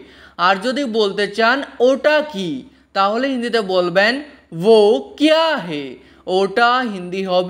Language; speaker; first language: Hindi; non-native, local second language; Bangla